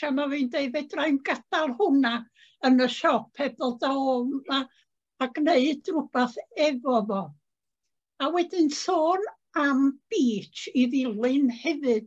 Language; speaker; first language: Welsh; native; Welsh